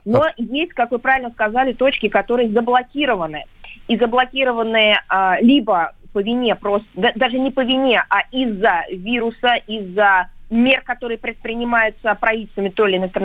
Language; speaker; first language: Russian; native; Russian